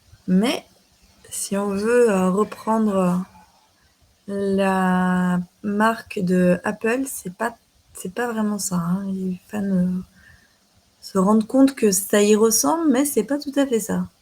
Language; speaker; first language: French; native; French